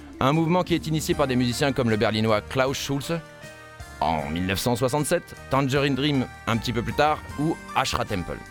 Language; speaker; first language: French; native; French